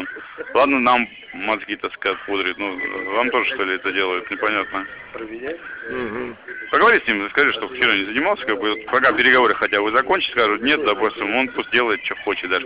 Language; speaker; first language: Russian; native; Russian